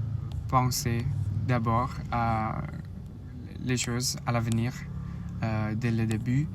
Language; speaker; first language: French; non-native, learner; Indonesian